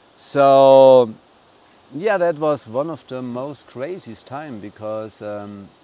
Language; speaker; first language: English; non-native, fluent; German